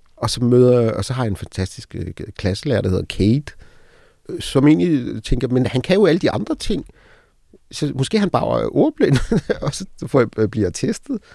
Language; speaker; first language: Danish; early bilingual, other home language; Arabic